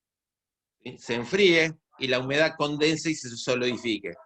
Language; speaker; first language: Spanish; native; Spanish